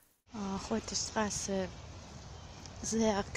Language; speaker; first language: German; non-native, learner; Russian